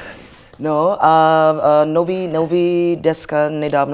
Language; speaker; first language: Czech; non-native, learner; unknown